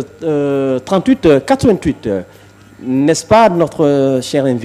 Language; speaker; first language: French; non-native, local second language; Wolof